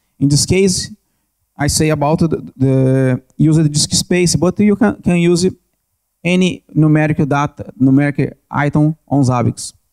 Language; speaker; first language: English; non-native, learner; Portuguese